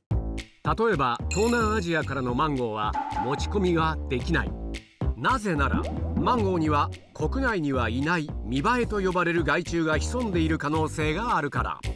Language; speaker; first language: Japanese; native; Japanese